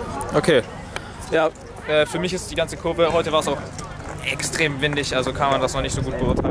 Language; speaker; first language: German; native; German